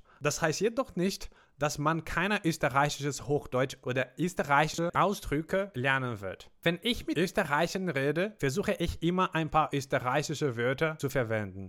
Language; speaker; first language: German; non-native, fluent; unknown